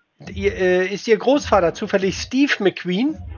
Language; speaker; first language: German; native; German